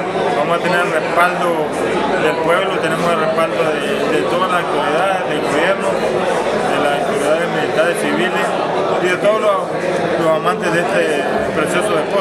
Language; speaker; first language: Spanish; native; Spanish